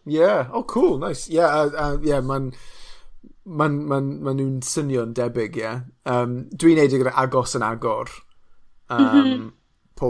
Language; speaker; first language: Welsh; non-native, local second language; English